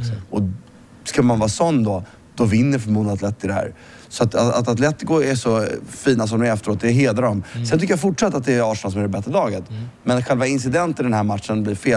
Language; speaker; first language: Swedish; native; Swedish